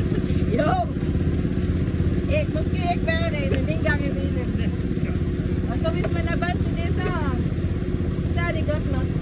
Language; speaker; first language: Danish; non-native, fluent; Cebuano